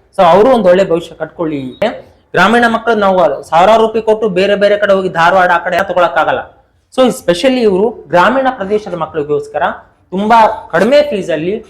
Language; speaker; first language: Kannada; native; Kannada